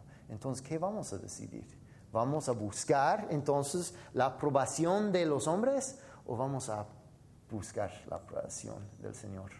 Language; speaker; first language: Spanish; non-native, fluent; English